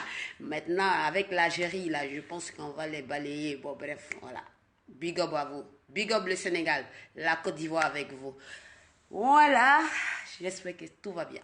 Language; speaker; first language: French; non-native, local second language; Dyula